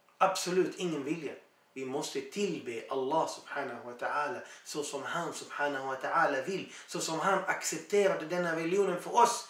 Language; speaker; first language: Swedish; non-native, fluent; Arabic